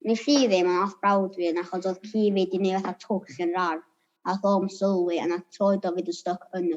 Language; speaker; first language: Welsh; native; Welsh